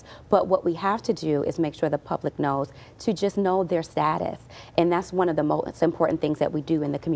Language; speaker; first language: English; native; English